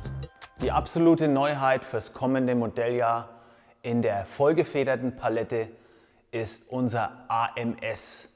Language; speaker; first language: German; native; German